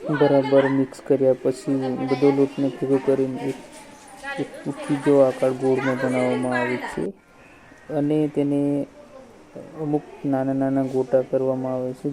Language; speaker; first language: Gujarati; non-native, local second language; Rathawi